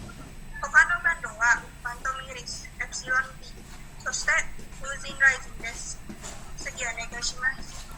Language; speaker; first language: Japanese; non-native, learner; Indonesian